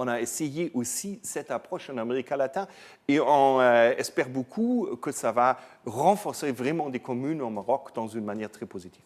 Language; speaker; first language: French; non-native, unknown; German